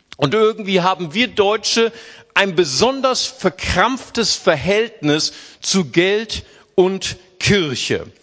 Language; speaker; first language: German; early bilingual, other home language; Portuguese